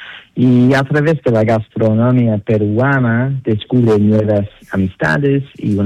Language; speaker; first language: Spanish; non-native, learner; English